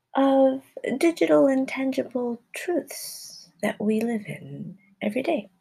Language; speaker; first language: English; early bilingual, other home language; Spanish